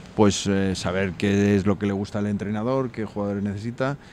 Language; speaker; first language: Spanish; native; Spanish